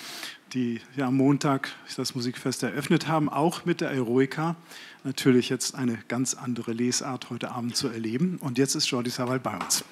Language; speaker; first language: German; native; German